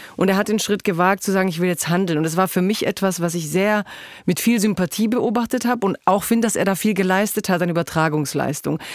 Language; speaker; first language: German; early bilingual, other home language; Croatian